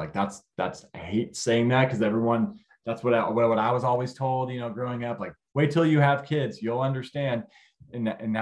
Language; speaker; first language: English; native; English